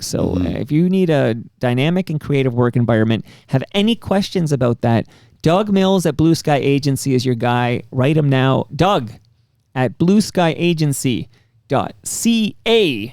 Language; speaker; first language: English; native; English